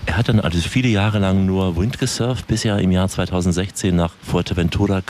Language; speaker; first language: German; native; German